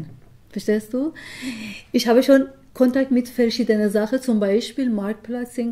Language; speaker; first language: German; non-native, learner; Persian